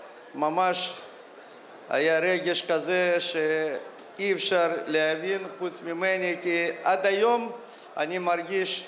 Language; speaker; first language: Hebrew; non-native, fluent; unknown